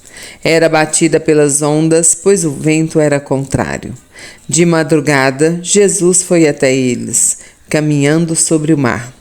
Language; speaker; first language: Portuguese; native; Portuguese